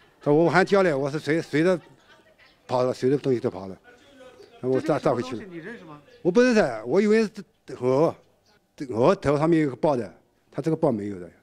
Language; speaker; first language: Chinese; non-native, local second language; Wu Chinese